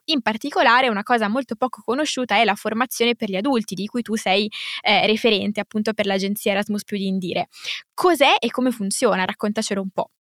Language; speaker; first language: Italian; native; Italian